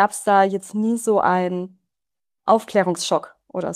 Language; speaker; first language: German; native; German